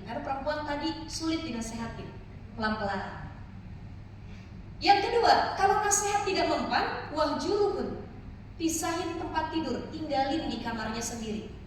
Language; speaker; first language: Indonesian; native; Indonesian